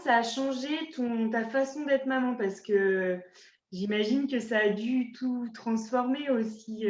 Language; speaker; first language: French; native; French